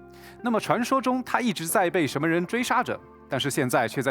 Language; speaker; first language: Chinese; native; Chinese